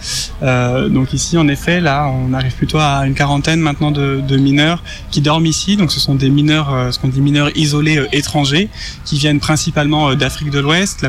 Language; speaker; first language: French; native; French